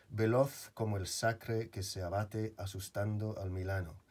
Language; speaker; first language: Spanish; non-native, fluent; English